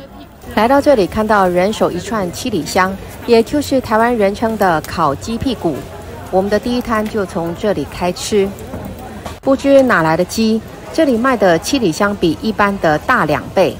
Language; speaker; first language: Chinese; native; Chinese